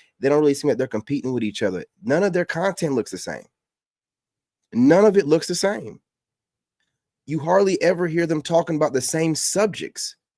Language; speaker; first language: English; native; English